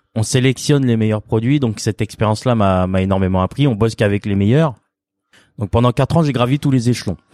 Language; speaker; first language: French; native; French